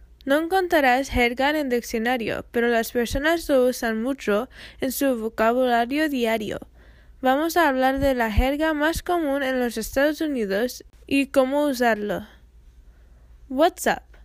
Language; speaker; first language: Spanish; non-native, fluent; English